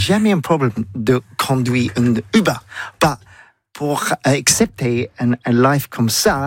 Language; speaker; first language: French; non-native, learner; English